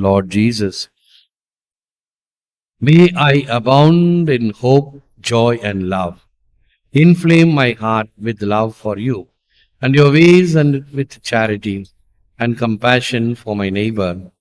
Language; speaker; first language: English; non-native, local second language; Tamil